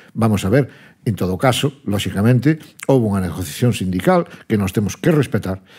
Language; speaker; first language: Galician; non-native, local second language; Spanish